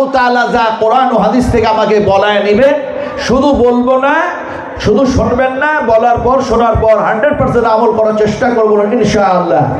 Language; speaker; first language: Bangla; non-native, local second language; Urdu